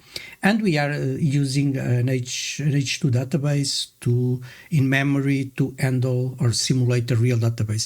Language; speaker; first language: English; non-native, fluent; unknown